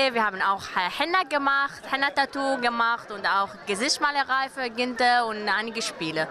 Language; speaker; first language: German; non-native, fluent; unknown